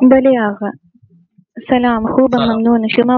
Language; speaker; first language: Persian; non-native, learner; Urdu